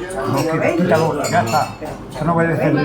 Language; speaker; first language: Spanish; native; Spanish